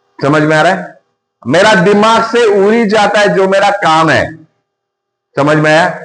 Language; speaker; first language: Hindi; non-native, local second language; Bangla